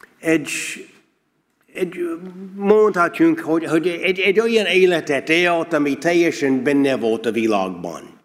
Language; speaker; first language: Hungarian; non-native, learner; English